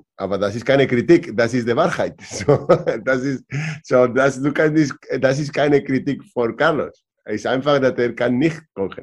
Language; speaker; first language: German; non-native, learner; Spanish